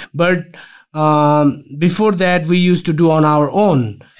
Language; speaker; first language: English; non-native, local second language; Nepali